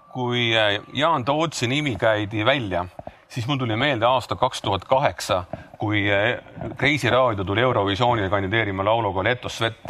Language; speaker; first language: Estonian; native; Estonian